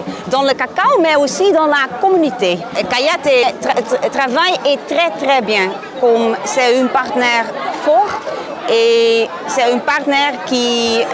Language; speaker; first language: French; non-native, learner; Dutch